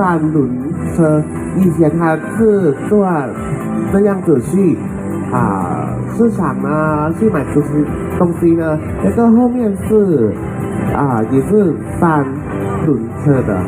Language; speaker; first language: Chinese; non-native, learner; Thai